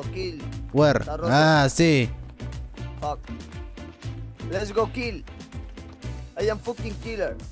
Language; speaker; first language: English; non-native, learner; Spanish